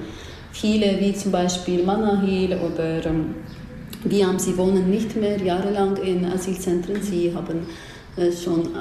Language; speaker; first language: German; non-native, fluent; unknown